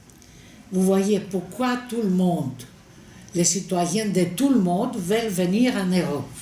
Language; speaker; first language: French; non-native, fluent; Greek